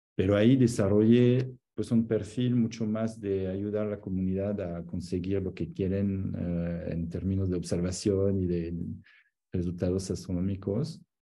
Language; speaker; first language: Spanish; non-native, fluent; French